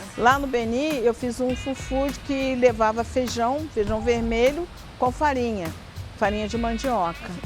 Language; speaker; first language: Portuguese; native; Portuguese